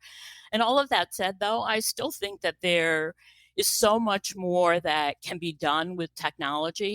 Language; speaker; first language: English; native; English